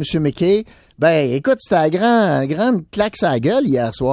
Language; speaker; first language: French; native; French